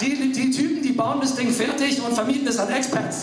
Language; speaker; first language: German; early bilingual, other home language; English